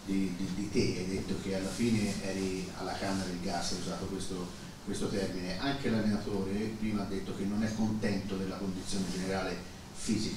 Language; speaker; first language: Italian; native; Italian